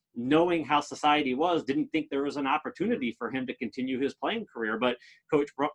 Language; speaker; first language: English; native; English